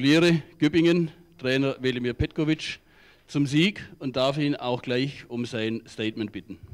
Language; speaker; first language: German; native; German